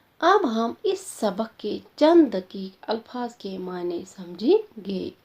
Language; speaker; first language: Urdu; non-native, local second language; Kashmiri